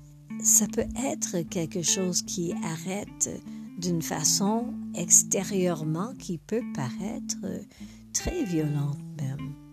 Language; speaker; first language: French; non-native, fluent; English